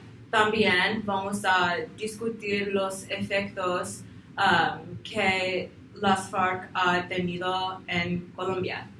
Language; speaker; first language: Spanish; non-native, learner; English